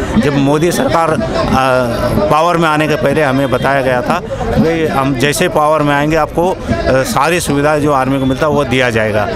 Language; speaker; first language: Hindi; non-native, local second language; Marathi